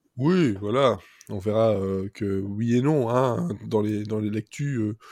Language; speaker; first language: French; native; French